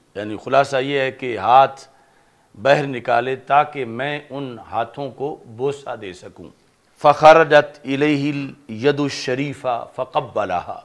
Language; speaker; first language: Urdu; non-native, local second language; Punjabi